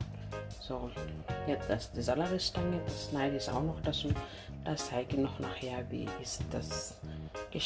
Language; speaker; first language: German; non-native, learner; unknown